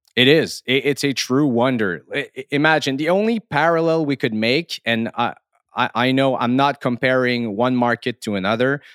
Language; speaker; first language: English; non-native, fluent; French